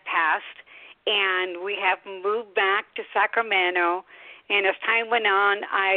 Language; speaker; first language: English; early bilingual, other home language; Spanish